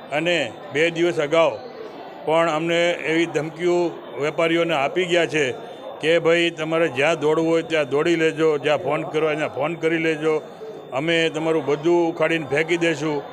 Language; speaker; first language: Gujarati; non-native, local second language; Sindhi